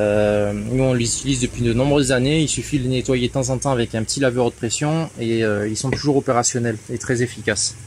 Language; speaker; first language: French; native; French